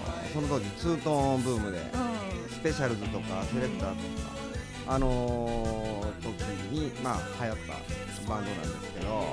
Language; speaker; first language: Japanese; native; Japanese